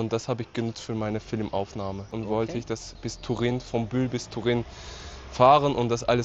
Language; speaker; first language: German; non-native, learner; Azerbaijani